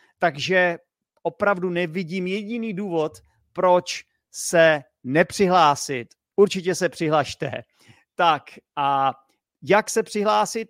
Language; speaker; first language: Czech; native; Czech